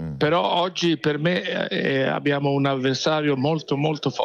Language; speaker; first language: Italian; non-native, fluent; Swedish